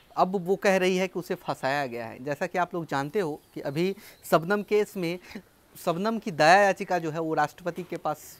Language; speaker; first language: Hindi; native; Hindi